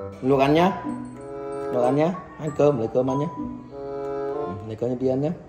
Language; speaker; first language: Vietnamese; native; Vietnamese